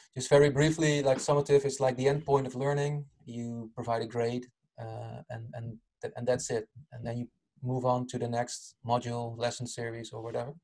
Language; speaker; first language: English; non-native, fluent; Dutch